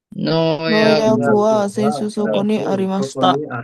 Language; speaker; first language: Japanese; non-native, learner; Indonesian